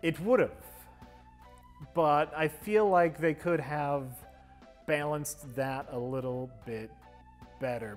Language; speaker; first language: English; native; English